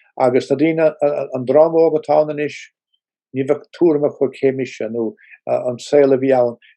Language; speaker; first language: Irish; non-native, local second language; English